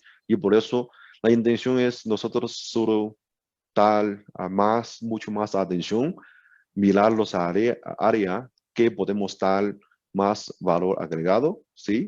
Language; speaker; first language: Spanish; non-native, learner; Chinese